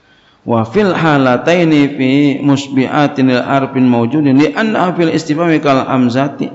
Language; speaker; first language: Arabic; non-native, fluent; Indonesian